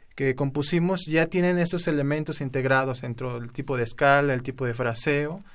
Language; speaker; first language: Spanish; native; Spanish